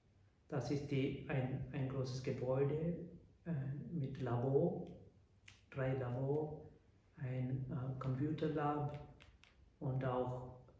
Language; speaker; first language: German; non-native, fluent; Malayalam